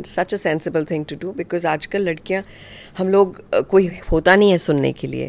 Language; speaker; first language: English; non-native, local second language; Punjabi